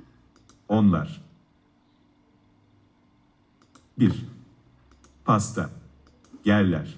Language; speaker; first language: Turkish; non-native, learner; Slovak